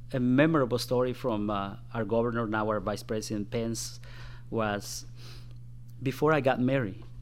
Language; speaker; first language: English; non-native, fluent; Spanish